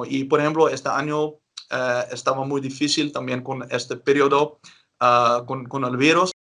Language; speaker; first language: Spanish; non-native, learner; Dutch